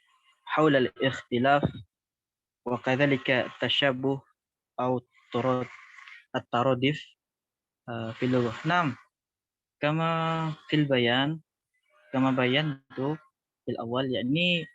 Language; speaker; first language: Arabic; non-native, learner; Indonesian